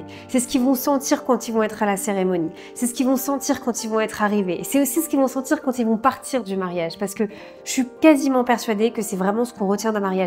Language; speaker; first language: French; native; French